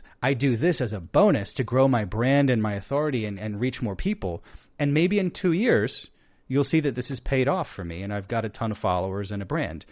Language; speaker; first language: English; native; English